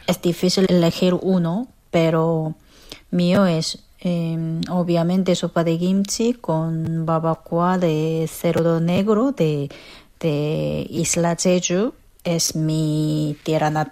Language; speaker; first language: Spanish; non-native, fluent; Korean